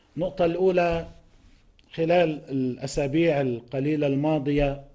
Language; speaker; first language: Arabic; native; Arabic